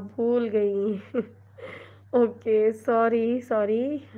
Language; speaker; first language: Hindi; non-native, local second language; Urdu